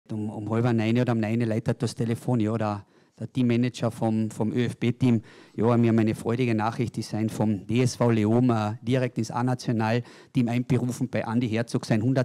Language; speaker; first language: German; native; German